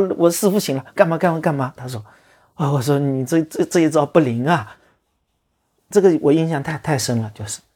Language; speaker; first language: Chinese; native; Chinese